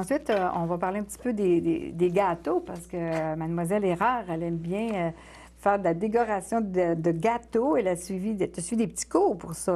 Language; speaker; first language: French; native; French